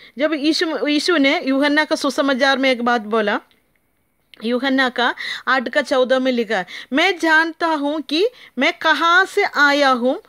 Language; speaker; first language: Hindi; non-native, local second language; Malayalam